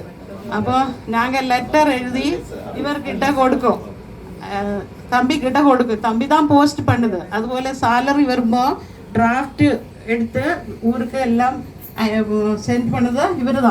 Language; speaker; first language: Tamil; non-native, learner; Malayalam